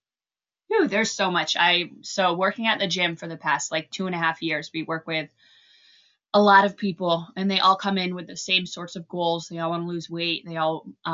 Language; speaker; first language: English; native; English